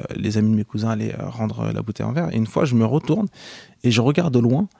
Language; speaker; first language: French; native; French